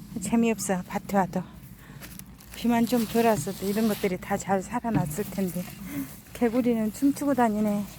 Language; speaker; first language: Korean; native; Korean